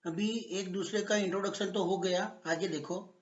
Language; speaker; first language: Hindi; non-native, local second language; Gujarati